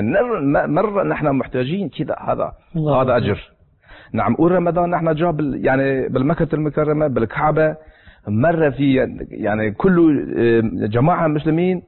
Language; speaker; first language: Arabic; non-native, learner; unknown